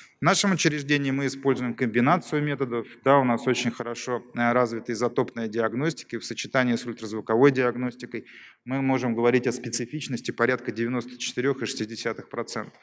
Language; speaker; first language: Russian; native; Russian